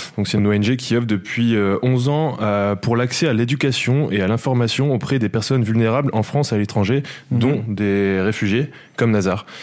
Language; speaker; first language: French; native; French